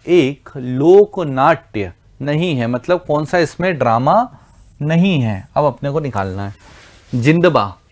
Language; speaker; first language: Hindi; native; Hindi